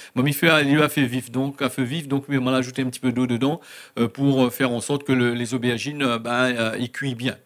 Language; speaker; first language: French; native; French